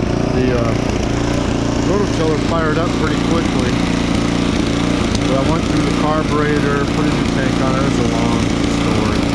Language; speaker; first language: English; native; English